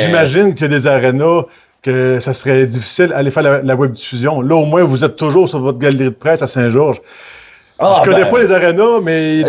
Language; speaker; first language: French; native; French